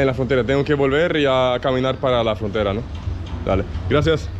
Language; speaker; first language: Spanish; non-native, fluent; English